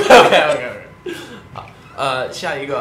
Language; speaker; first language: Chinese; non-native, fluent; English